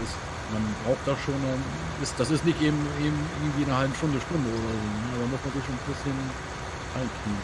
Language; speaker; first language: German; native; German